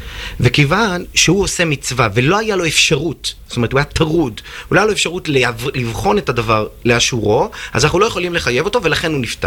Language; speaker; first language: Hebrew; native; Hebrew